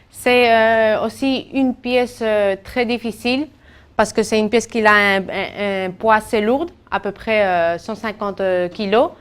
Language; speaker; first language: French; non-native, fluent; Spanish